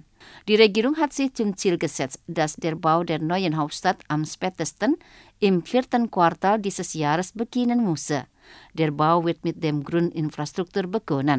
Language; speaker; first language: German; non-native, fluent; Indonesian